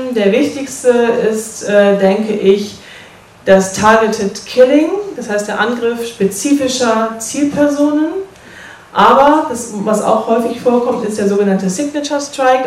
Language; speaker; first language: German; native; German